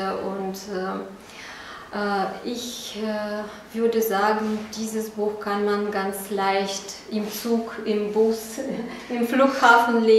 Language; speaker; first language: German; non-native, fluent; Russian